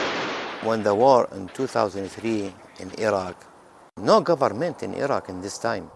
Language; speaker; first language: English; non-native, learner; Arabic